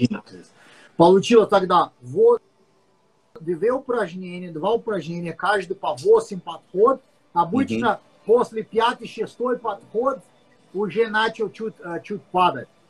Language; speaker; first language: Russian; non-native, learner; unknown